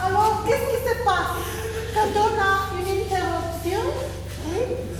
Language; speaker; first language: French; non-native, fluent; Spanish